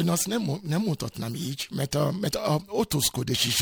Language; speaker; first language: Hungarian; non-native, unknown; Yoruba